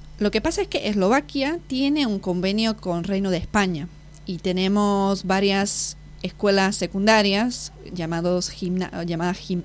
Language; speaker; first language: Spanish; non-native, fluent; Slovak